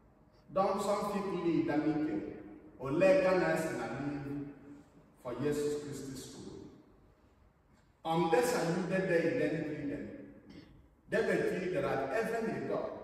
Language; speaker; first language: Swedish; non-native, fluent; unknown